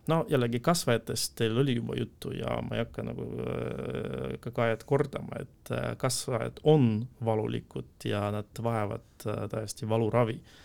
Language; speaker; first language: Estonian; non-native, local second language; Russian